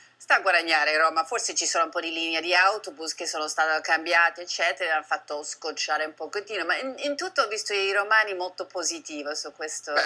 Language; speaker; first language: Italian; non-native, fluent; English